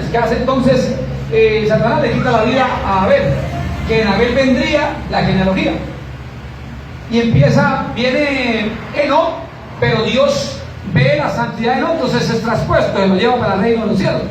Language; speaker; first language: Spanish; native; Spanish